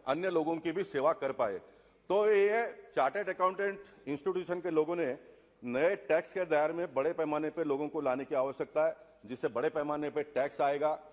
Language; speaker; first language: Hindi; non-native, local second language; Tulu